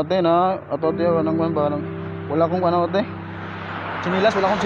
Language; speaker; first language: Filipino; non-native, local second language; Cebuano